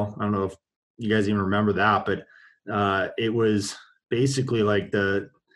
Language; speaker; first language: English; native; English